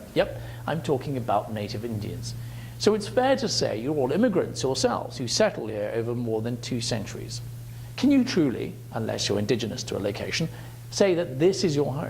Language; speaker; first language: English; native; English